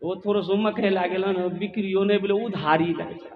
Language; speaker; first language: Hindi; non-native, local second language; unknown